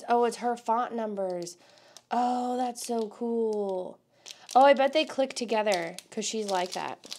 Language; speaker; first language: English; native; English